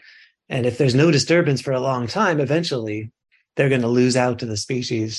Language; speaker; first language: English; native; English